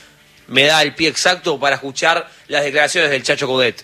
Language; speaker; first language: Spanish; native; Spanish